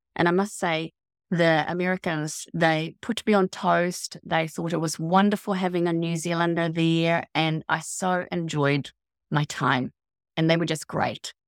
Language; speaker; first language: English; non-native, fluent; Swedish